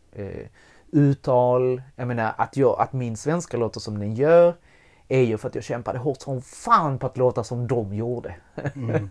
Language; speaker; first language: Swedish; early bilingual, other home language; Spanish